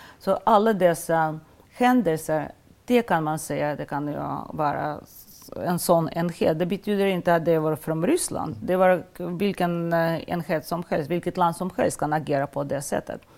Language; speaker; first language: Swedish; non-native, fluent; Russian